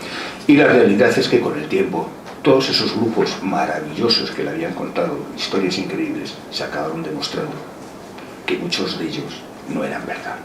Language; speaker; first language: Spanish; native; Spanish